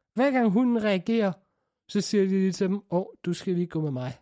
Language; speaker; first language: Danish; native; Danish